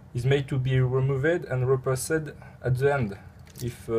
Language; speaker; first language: English; non-native, learner; French